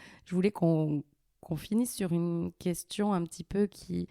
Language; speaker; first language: French; early bilingual, other home language; Arabic